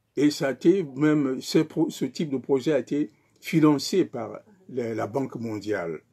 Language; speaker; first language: French; non-native, local second language; Sango